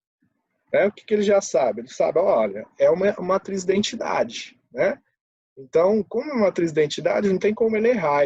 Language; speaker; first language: Portuguese; native; Portuguese